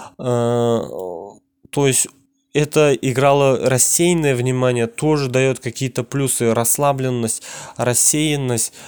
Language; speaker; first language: Russian; non-native, local second language; Kazakh